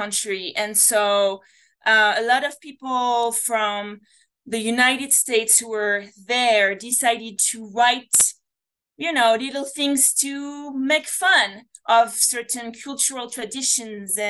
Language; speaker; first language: English; non-native, fluent; French